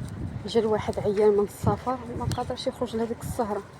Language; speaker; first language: Arabic; native; Arabic